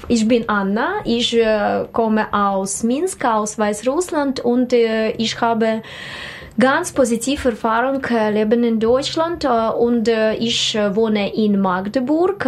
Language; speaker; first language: German; non-native, learner; Russian